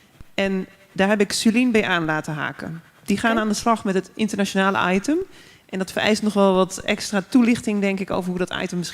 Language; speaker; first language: Dutch; native; Dutch